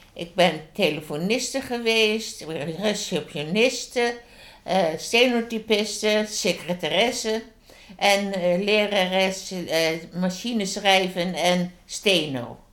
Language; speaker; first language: Dutch; native; Dutch